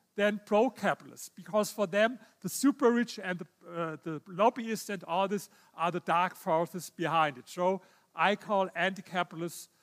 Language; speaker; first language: English; non-native, fluent; German